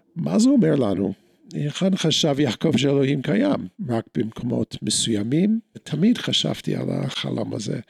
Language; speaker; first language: Hebrew; non-native, fluent; English